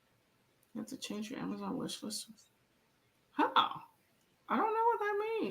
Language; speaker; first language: English; native; English